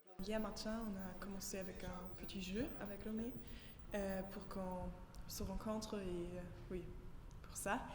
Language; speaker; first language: French; non-native, fluent; German